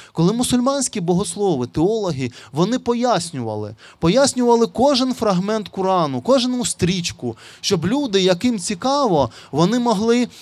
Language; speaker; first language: Ukrainian; non-native, local second language; Russian